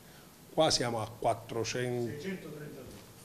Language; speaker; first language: Italian; native; Italian